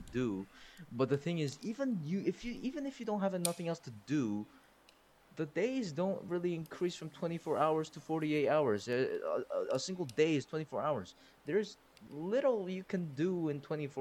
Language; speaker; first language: English; non-native, fluent; Korean